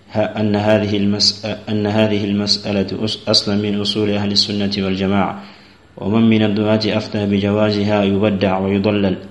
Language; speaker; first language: Arabic; non-native, fluent; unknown